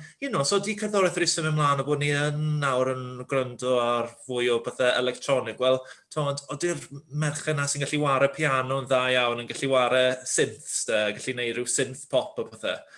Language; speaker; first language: Welsh; native; Welsh